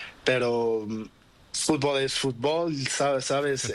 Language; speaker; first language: Spanish; non-native, learner; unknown